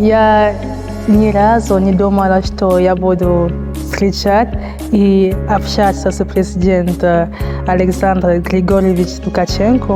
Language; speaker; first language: Russian; non-native, learner; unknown